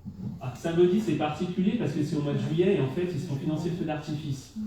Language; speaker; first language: French; native; French